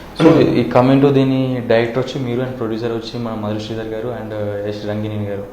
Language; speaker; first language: Telugu; native; Telugu